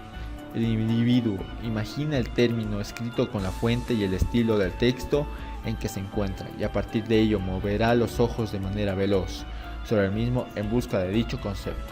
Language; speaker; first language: Spanish; native; Spanish